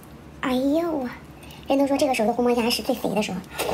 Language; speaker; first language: Chinese; native; Chinese